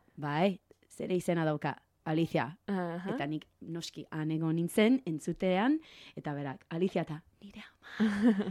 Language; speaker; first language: Basque; non-native, learner; English